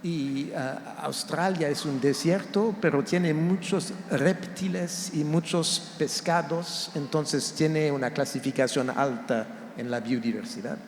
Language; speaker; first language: Spanish; non-native, fluent; French